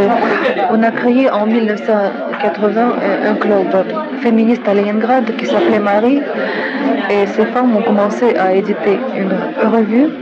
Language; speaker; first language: French; non-native, fluent; Russian